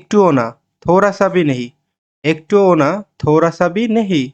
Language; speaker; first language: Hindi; non-native, learner; Bangla